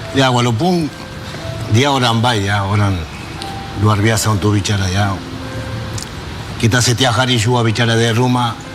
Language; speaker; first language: Indonesian; non-native, fluent; Spanish